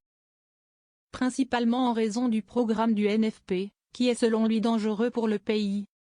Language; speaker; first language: French; native; French